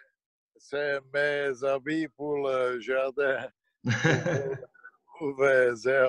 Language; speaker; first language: French; non-native, local second language; Dutch